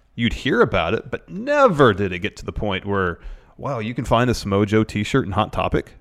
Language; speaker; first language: English; native; English